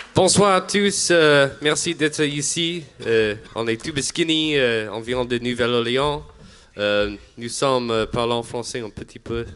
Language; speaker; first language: French; non-native, learner; English